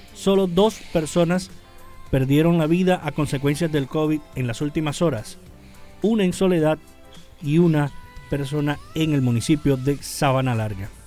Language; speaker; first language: Spanish; native; Spanish